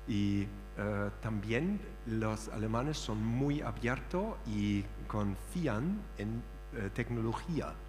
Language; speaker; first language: Spanish; non-native, fluent; German